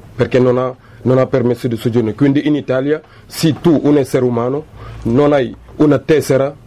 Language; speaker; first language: Italian; non-native, fluent; Wolof